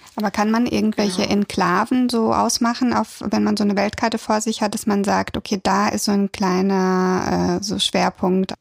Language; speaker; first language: German; early bilingual, other home language; Russian